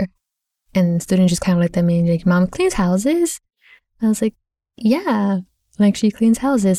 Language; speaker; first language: English; native; English